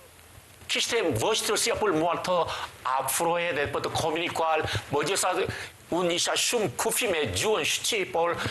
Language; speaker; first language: Albanian; non-native, learner; Korean